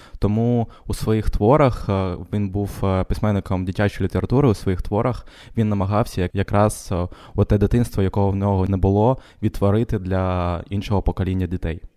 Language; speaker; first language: Ukrainian; non-native, local second language; Russian